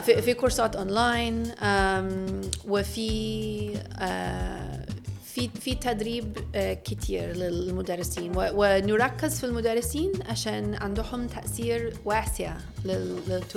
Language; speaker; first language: Arabic; non-native, fluent; English